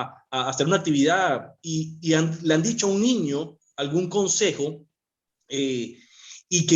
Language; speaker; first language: Spanish; native; Spanish